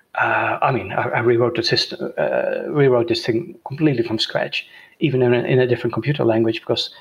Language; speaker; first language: English; non-native, fluent; Dutch